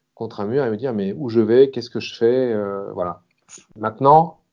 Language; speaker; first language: French; native; French